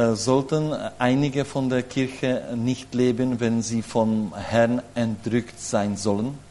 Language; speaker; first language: German; non-native, learner; Czech